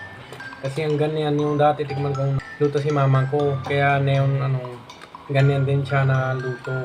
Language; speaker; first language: Filipino; non-native, learner; Punjabi